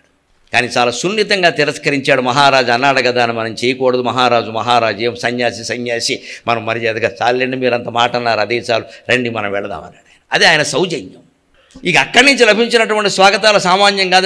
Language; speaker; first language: Telugu; native; Telugu